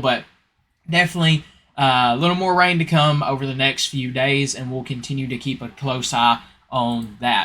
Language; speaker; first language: English; native; English